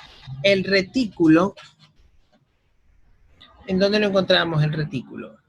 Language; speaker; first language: Spanish; native; Spanish